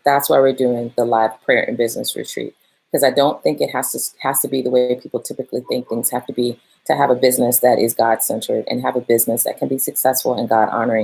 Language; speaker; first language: English; native; English